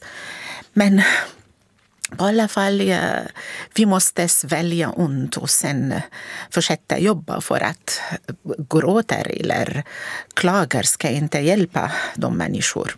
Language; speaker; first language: Swedish; non-native, fluent; Arabic